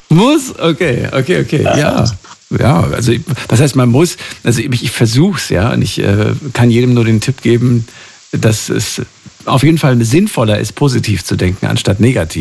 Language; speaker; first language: German; native; German